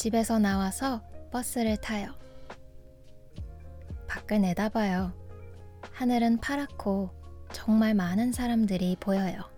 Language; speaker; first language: Korean; non-native, fluent; English